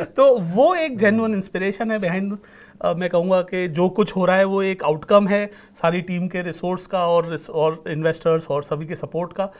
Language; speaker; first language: Hindi; native; Hindi